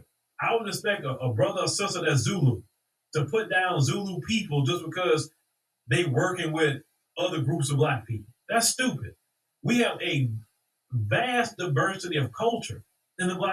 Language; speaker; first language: English; native; English